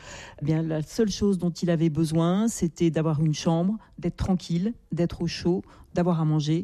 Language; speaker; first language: French; native; French